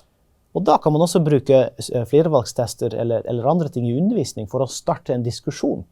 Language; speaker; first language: Norwegian; non-native, fluent; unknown